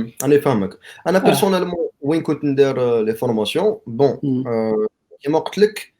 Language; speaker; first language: Arabic; native; Arabic